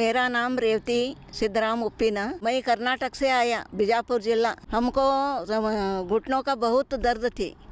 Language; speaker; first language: Hindi; non-native, local second language; Kannada